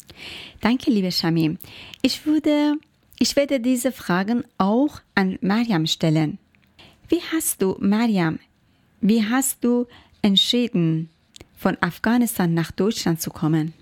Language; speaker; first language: German; non-native, fluent; Persian